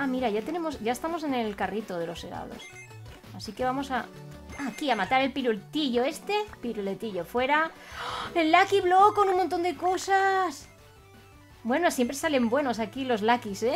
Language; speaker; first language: Spanish; native; Spanish